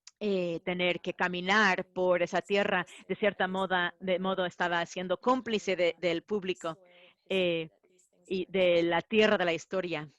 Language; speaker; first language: Spanish; non-native, fluent; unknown